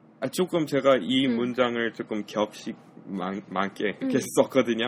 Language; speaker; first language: Korean; non-native, fluent; English